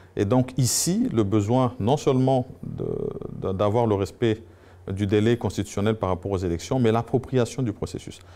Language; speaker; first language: French; non-native, local second language; Swahili